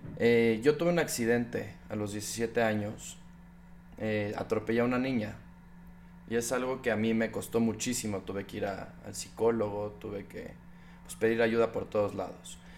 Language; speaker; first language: Spanish; native; Spanish